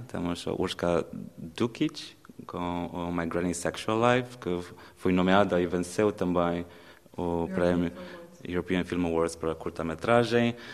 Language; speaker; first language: Portuguese; non-native, fluent; Romanian